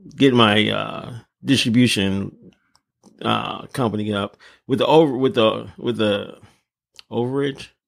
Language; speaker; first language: English; native; English